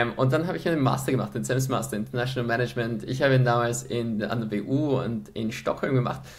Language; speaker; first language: German; early bilingual, other home language; Polish